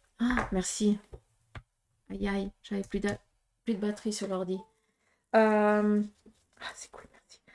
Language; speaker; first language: French; native; French